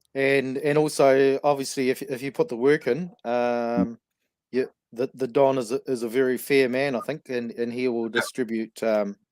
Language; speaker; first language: English; native; English